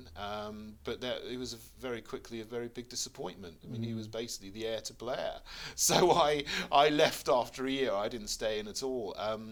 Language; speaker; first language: English; native; English